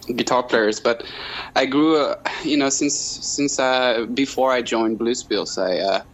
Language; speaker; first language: English; non-native, fluent; French